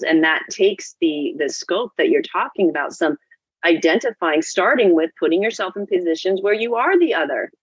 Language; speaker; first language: English; native; English